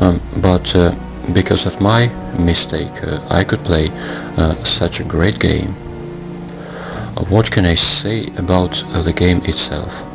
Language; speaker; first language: English; non-native, fluent; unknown